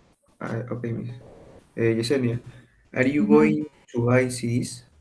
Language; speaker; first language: English; non-native, learner; Spanish